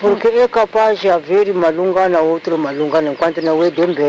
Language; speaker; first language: Portuguese; non-native, local second language; Tsonga